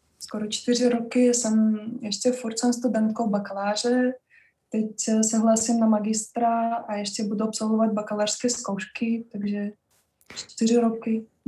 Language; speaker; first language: Czech; non-native, fluent; Russian